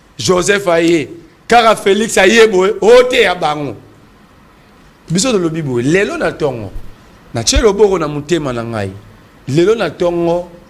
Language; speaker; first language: Lingala; native; Lingala